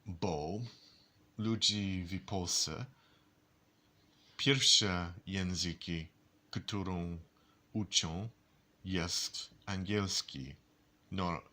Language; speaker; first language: Polish; non-native, learner; English